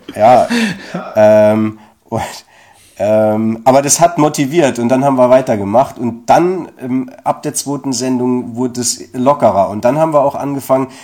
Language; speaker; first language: German; native; German